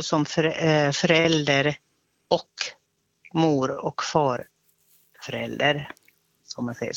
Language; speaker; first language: Swedish; native; Swedish